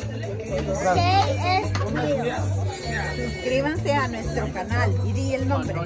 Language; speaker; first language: Spanish; early bilingual, heritage; Spanish